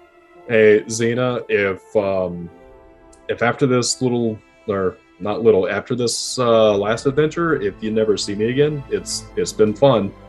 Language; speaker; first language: English; native; English